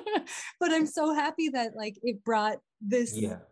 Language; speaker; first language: English; native; English